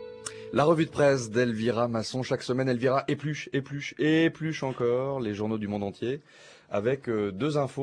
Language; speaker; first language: French; native; French